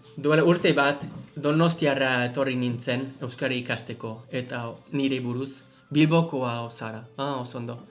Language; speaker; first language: Basque; non-native, learner; English